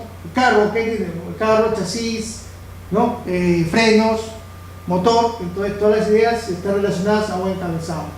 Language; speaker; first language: Spanish; native; Spanish